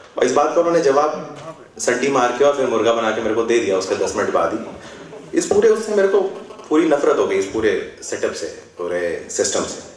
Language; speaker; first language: Hindi; native; Hindi